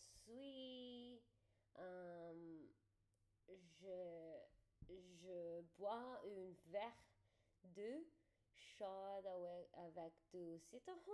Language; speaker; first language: French; non-native, learner; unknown